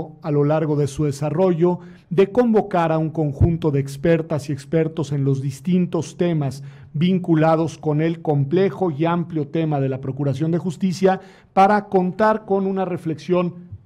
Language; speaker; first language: Spanish; native; Spanish